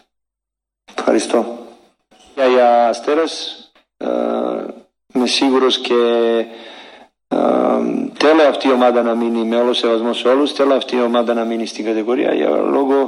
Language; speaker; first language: Greek; non-native, learner; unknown